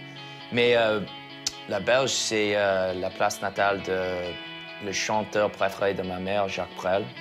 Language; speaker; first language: French; non-native, learner; English